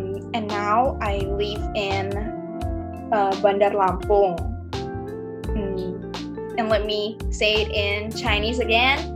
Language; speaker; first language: English; early bilingual, other home language; Indonesian